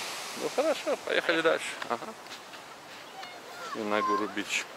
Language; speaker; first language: Russian; native; Russian